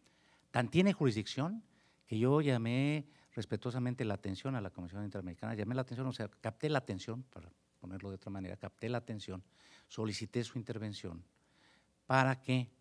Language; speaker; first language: Spanish; native; Spanish